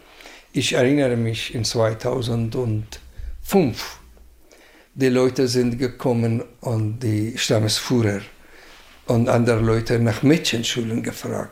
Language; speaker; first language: German; non-native, fluent; Persian